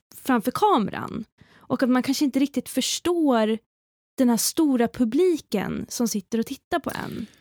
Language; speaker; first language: Swedish; native; Swedish